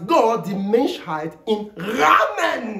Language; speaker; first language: German; non-native, learner; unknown